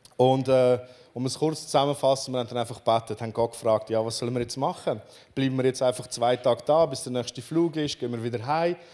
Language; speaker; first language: German; non-native, fluent; Romanian